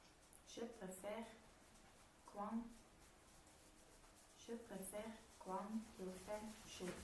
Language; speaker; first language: French; non-native, learner; Dutch